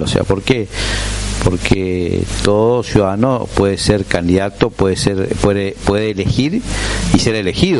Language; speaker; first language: Spanish; native; Spanish